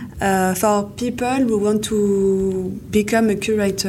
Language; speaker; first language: English; non-native, fluent; French